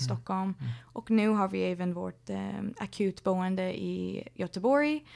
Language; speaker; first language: Swedish; non-native, fluent; English